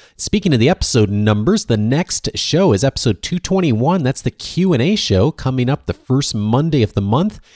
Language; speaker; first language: English; native; English